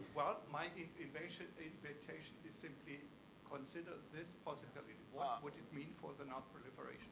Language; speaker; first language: English; non-native, fluent; German